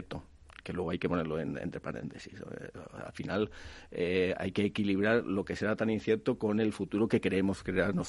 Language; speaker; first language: Spanish; native; Spanish